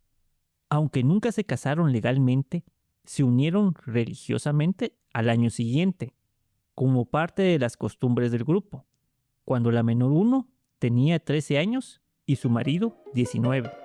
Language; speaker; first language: Spanish; native; Spanish